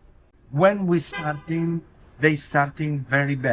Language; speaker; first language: English; non-native, learner; Italian